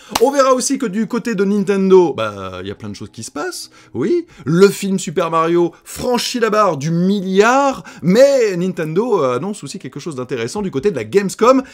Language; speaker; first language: French; native; French